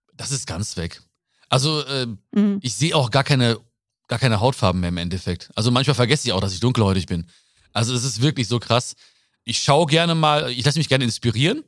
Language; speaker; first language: German; early bilingual, other home language; Malayalam